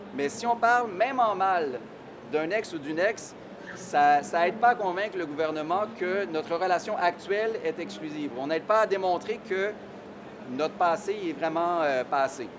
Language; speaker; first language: French; native; French